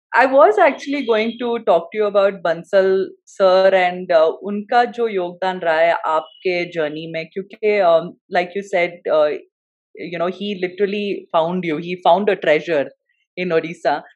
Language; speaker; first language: English; non-native, local second language; Hindi